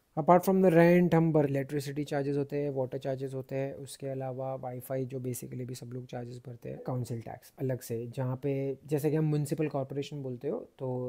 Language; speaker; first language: Hindi; native; Hindi